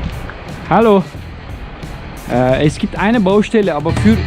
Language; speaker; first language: German; non-native, learner; Turkish